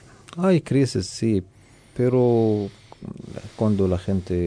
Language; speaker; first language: Spanish; non-native, local second language; Arabic